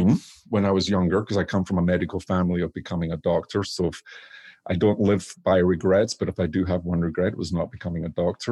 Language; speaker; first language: English; native; English